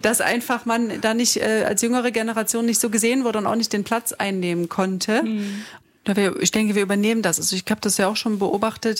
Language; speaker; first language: German; native; German